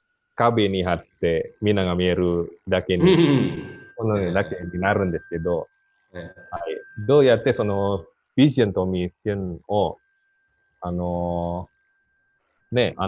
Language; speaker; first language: Japanese; non-native, fluent; Indonesian